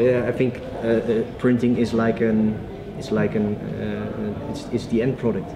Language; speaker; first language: English; non-native, fluent; Dutch